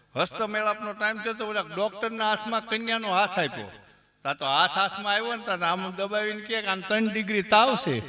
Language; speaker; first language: Gujarati; native; Gujarati